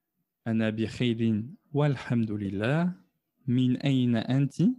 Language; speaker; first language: Arabic; non-native, fluent; French